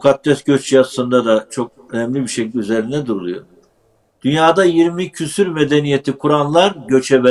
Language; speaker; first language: Turkish; native; Turkish